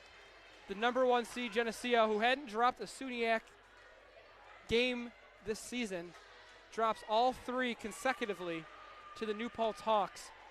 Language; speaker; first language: English; native; English